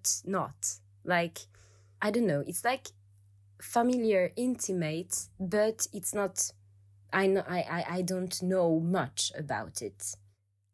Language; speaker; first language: English; non-native, fluent; French